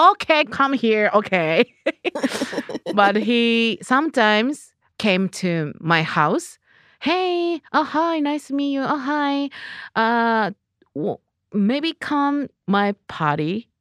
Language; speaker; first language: English; non-native, learner; Japanese